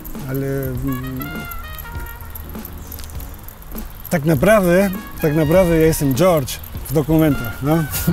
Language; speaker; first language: Polish; non-native, fluent; Spanish